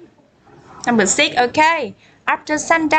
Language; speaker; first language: English; non-native, learner; Vietnamese